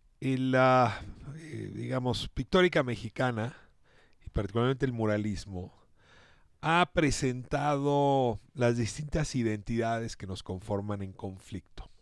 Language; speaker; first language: Spanish; native; Spanish